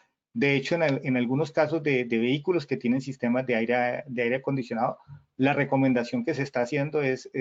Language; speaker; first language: Spanish; native; Spanish